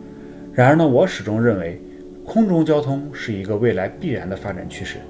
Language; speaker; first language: Chinese; native; Chinese